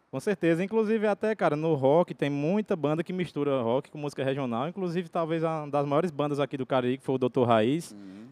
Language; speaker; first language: Portuguese; native; Portuguese